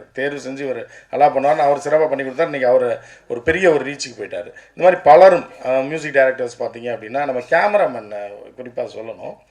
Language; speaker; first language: Tamil; native; Tamil